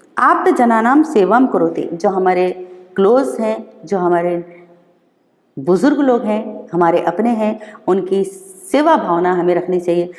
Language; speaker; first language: Hindi; native; Hindi